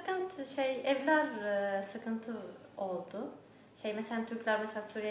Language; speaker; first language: Turkish; non-native, learner; Arabic